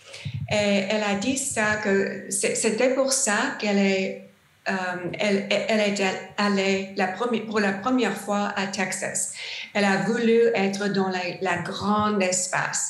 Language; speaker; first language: French; non-native, learner; English